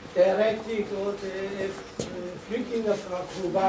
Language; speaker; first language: Danish; non-native, fluent; Kurdish